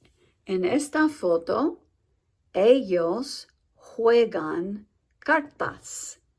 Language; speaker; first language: Spanish; non-native, fluent; English